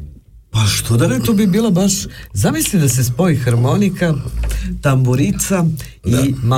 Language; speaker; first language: Serbian; native; Serbian